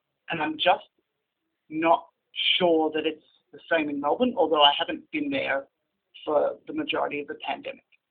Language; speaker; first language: English; native; English